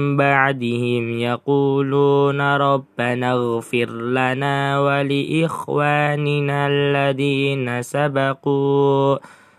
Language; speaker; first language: Arabic; non-native, learner; Indonesian